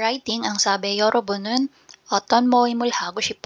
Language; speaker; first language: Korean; non-native, fluent; Filipino